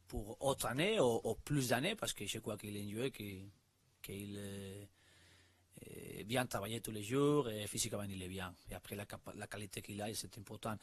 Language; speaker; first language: French; non-native, learner; Spanish